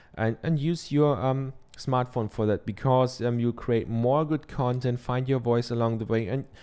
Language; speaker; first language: English; non-native, fluent; German